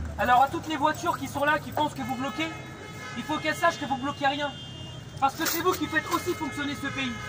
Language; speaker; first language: French; early bilingual, other home language; Spanish